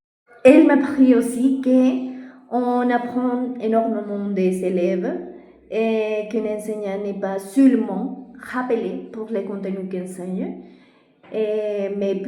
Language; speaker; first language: French; non-native, fluent; Spanish